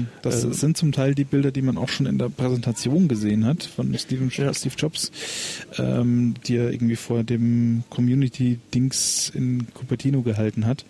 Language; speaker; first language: German; native; German